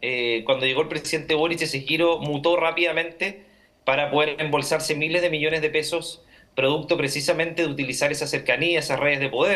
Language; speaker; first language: Spanish; native; Spanish